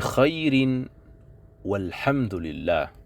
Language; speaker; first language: Arabic; non-native, fluent; Indonesian